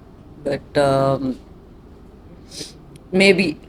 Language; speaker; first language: Tamil; non-native, fluent; Hindi